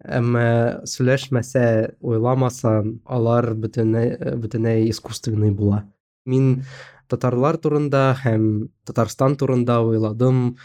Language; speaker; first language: Tatar; non-native, local second language; Russian